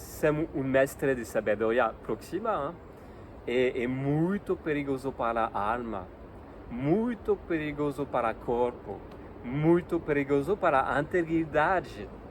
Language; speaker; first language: Portuguese; non-native, learner; French